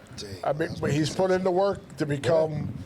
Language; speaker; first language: English; native; English